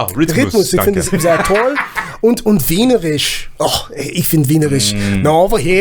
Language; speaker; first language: German; non-native, learner; Zulu